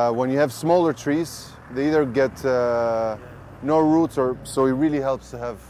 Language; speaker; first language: English; non-native, fluent; Albanian